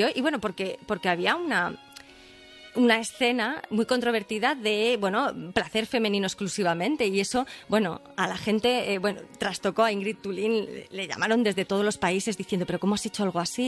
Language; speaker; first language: Spanish; native; Spanish